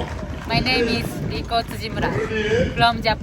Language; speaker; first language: English; non-native, learner; Japanese